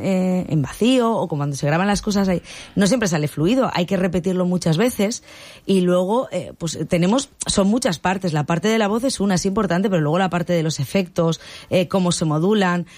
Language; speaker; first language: Spanish; native; Spanish